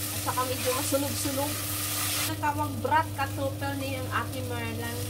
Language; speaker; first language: Filipino; native; Filipino